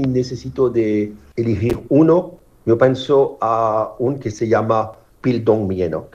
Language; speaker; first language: Spanish; non-native, learner; French